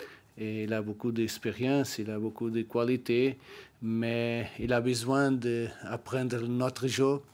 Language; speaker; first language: French; non-native, learner; Portuguese